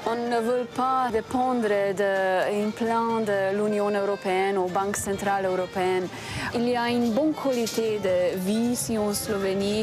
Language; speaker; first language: French; non-native, fluent; Slovenian